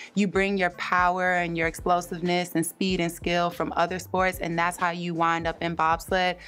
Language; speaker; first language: English; native; English